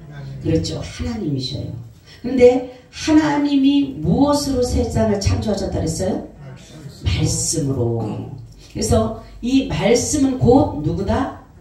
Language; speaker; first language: Korean; native; Korean